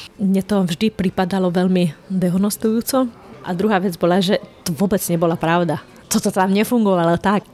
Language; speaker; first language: Slovak; non-native, local second language; Hungarian